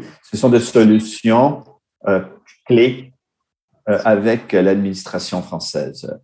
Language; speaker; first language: French; non-native, fluent; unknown